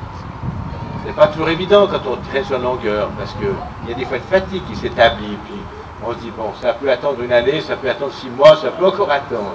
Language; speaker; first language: French; native; French